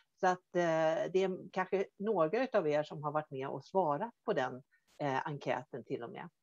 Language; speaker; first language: Swedish; native; Swedish